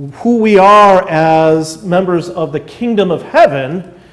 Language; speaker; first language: English; native; English